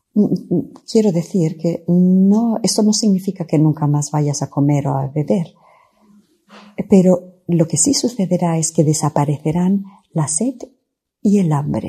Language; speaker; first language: Spanish; non-native, fluent; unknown